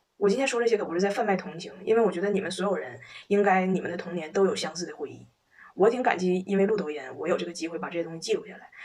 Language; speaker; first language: Chinese; native; Chinese